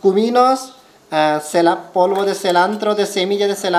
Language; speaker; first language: Spanish; non-native, learner; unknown